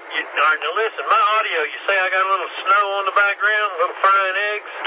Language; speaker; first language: English; native; English